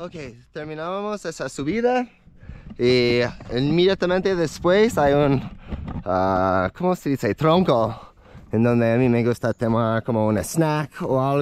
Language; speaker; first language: Spanish; non-native, fluent; English